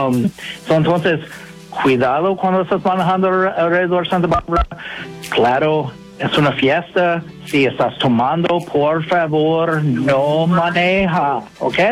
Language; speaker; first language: Spanish; non-native, learner; English